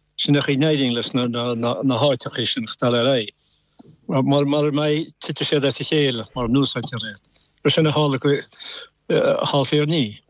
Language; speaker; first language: Irish; native; Irish